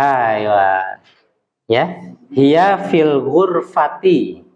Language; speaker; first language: Arabic; non-native, fluent; Indonesian